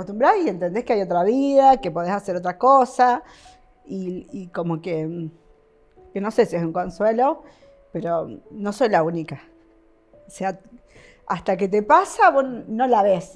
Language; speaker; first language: Spanish; native; Spanish